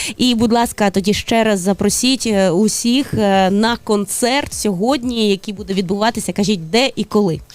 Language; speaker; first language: Ukrainian; native; Ukrainian